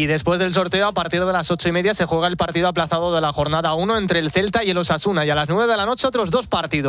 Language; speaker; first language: Spanish; native; Spanish